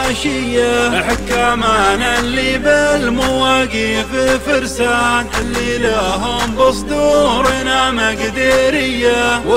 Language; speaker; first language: Arabic; native; Arabic